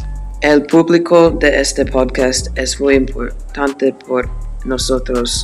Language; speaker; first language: Spanish; non-native, learner; English